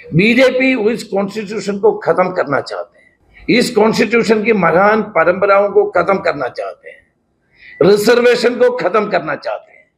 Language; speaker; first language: Hindi; non-native, local second language; Marathi